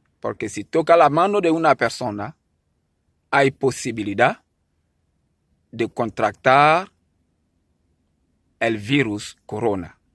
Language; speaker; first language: Spanish; non-native, learner; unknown